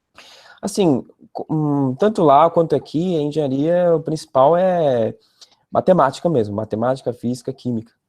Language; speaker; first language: Portuguese; non-native, fluent; Korean